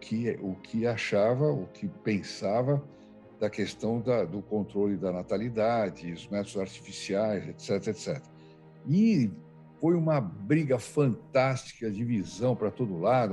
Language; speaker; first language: Portuguese; native; Portuguese